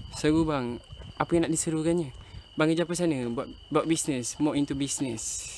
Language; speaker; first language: Malay; native; Malay